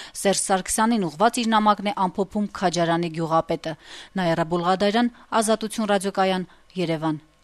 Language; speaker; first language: Armenian; native; Armenian